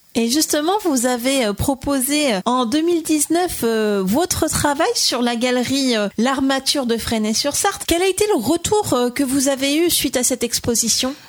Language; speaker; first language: French; native; French